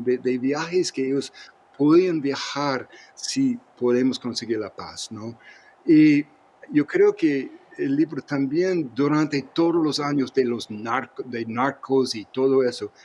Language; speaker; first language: Spanish; non-native, fluent; English